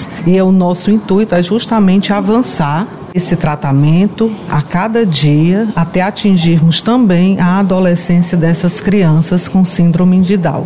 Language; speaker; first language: Portuguese; native; Portuguese